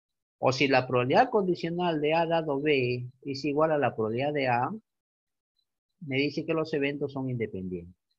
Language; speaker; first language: Spanish; native; Spanish